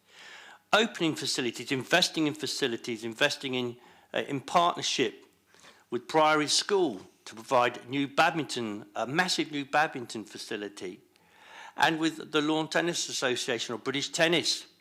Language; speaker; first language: English; native; English